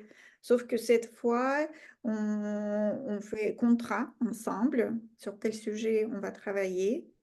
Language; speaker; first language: French; non-native, fluent; Russian